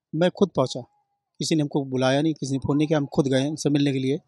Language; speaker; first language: Hindi; native; Hindi